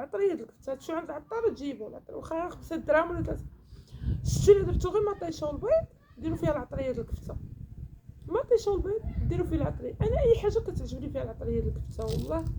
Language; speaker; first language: Arabic; native; Arabic